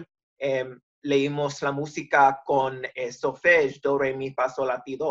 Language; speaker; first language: Spanish; early bilingual, heritage; Spanish